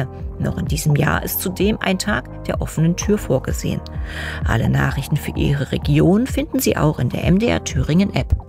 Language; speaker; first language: German; native; German